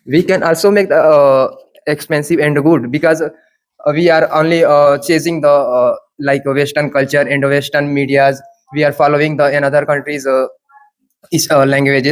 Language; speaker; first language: English; non-native, learner; Hindi